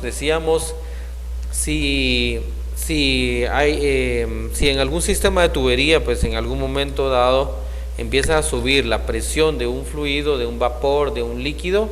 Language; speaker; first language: Spanish; native; Spanish